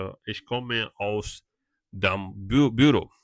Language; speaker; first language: German; non-native, fluent; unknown